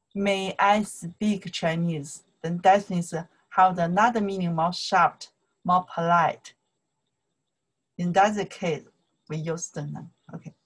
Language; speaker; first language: English; non-native, learner; Chinese